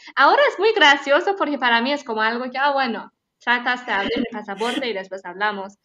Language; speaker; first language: Spanish; non-native, fluent; Persian